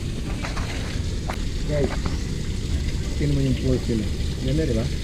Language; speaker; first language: Filipino; non-native, local second language; Cebuano